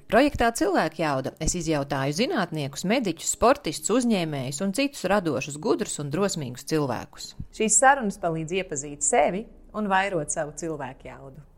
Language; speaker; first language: Latvian; native; Latvian